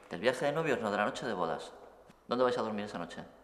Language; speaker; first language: Spanish; native; Spanish